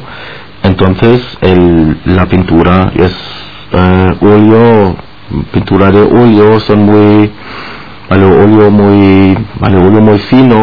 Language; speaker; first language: Spanish; non-native, fluent; German